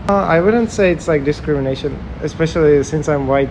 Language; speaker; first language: English; non-native, fluent; Czech